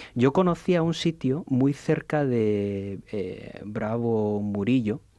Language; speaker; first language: Spanish; non-native, fluent; Cantonese